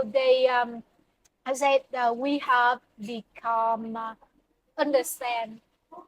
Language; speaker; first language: English; non-native, learner; Vietnamese